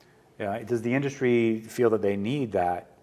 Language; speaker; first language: English; native; English